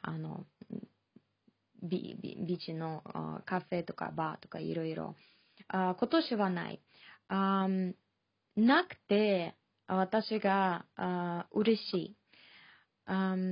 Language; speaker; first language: Japanese; non-native, fluent; Chinese